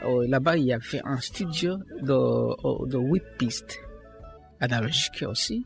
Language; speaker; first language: French; non-native, local second language; Rundi